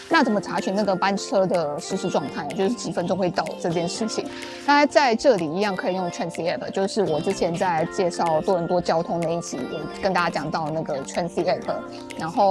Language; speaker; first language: Chinese; native; Chinese